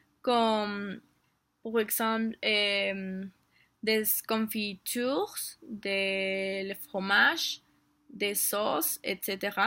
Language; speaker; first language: French; non-native, learner; Spanish